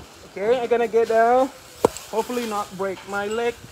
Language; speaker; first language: English; non-native, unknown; Thai